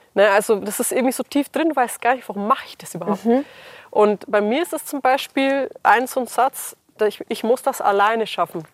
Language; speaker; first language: German; early bilingual, other home language; English